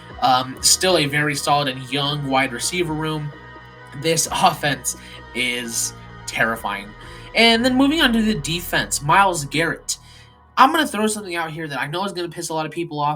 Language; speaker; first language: English; native; English